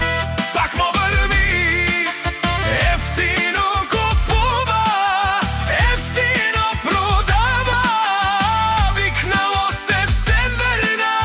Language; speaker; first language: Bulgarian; non-native, local second language; Romany